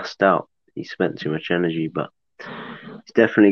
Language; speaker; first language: English; native; English